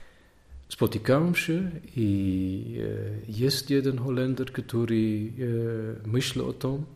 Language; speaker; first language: Polish; non-native, learner; Dutch